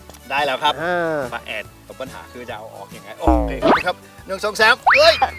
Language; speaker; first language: Thai; non-native, fluent; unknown